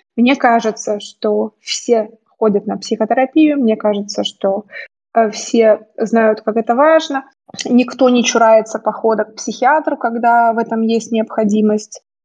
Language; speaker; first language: Russian; native; Russian